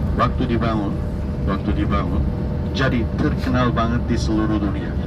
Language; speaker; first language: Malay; non-native, fluent; Turkish